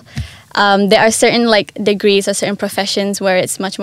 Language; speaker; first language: English; non-native, local second language; Malay